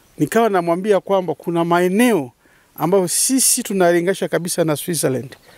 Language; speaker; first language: Swahili; native; Swahili